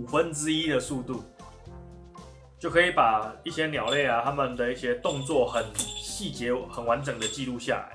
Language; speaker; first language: Chinese; native; Chinese